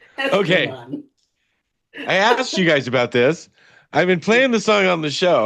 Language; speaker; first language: English; native; English